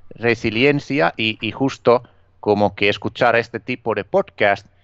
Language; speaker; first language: Spanish; non-native, fluent; Finnish